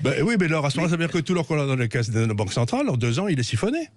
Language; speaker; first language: French; native; French